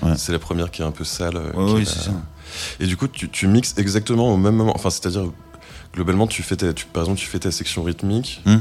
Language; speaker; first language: French; native; French